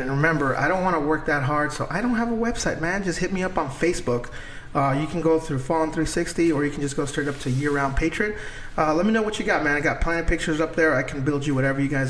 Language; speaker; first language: English; non-native, fluent; Spanish